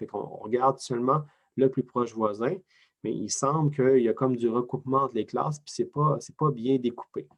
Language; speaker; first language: French; native; French